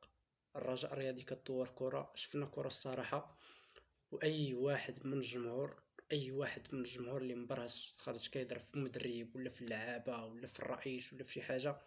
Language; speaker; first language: Arabic; native; Arabic